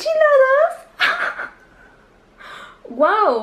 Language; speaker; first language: Korean; non-native, learner; Spanish